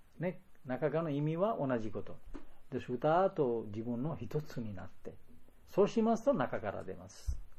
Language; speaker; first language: Japanese; non-native, learner; Bangla